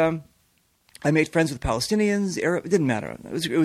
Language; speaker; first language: English; native; English